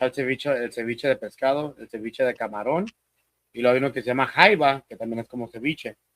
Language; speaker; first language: Spanish; early bilingual, heritage; Spanish